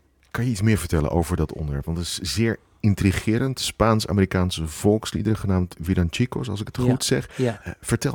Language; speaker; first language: Dutch; native; Dutch